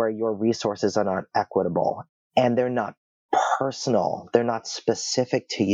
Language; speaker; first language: English; native; English